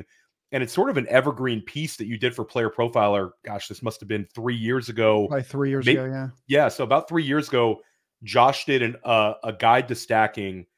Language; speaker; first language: English; native; English